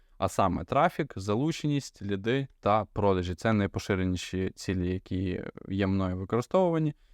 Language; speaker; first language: Ukrainian; non-native, local second language; Russian